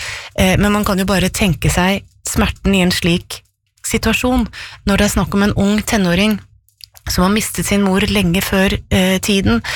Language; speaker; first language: Norwegian; native; Norwegian